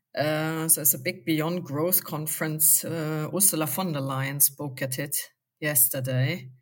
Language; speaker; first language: English; non-native, fluent; German